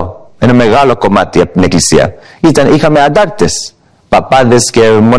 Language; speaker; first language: Greek; early bilingual, heritage; English